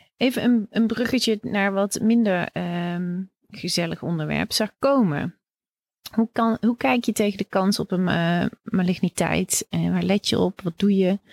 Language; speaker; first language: Dutch; native; Dutch